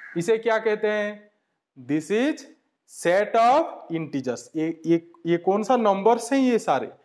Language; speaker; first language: Hindi; non-native, local second language; Bangla